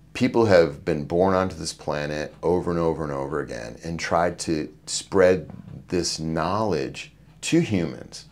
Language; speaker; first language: English; native; English